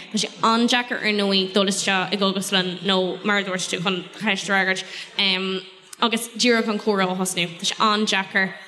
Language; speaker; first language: Irish; non-native, local second language; English